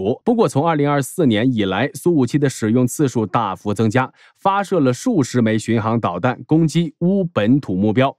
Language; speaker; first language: Chinese; native; Chinese